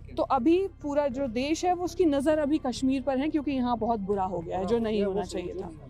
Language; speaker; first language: Hindi; native; Hindi